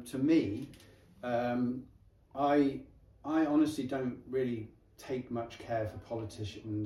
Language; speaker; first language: English; native; English